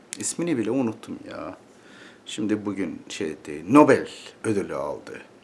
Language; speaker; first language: Turkish; native; Turkish